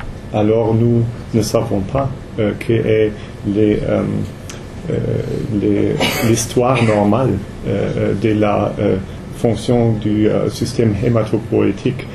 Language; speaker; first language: French; non-native, learner; English